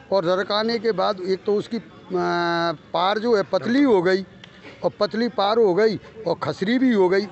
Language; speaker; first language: Hindi; native; Hindi